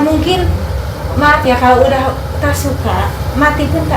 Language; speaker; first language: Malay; non-native, local second language; Sundanese